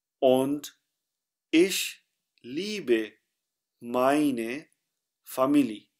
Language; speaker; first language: German; non-native, fluent; Urdu